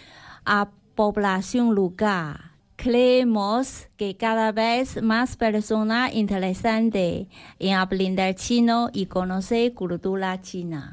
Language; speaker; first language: Spanish; non-native, learner; Chinese